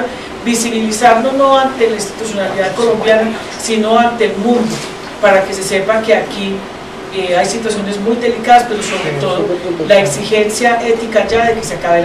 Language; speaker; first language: Spanish; native; Spanish